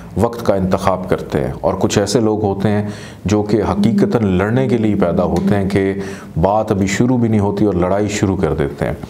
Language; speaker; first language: Urdu; native; Urdu